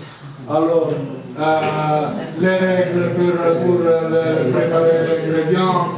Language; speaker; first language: French; non-native, learner; Italian